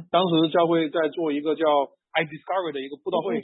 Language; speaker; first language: Chinese; native; Chinese